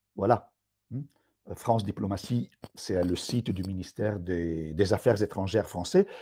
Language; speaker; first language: French; non-native, fluent; Italian